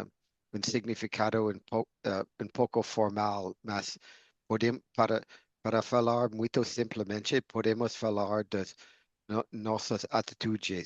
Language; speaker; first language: Portuguese; non-native, fluent; English